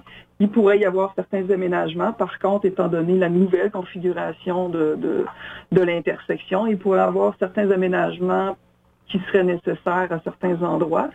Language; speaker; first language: French; native; French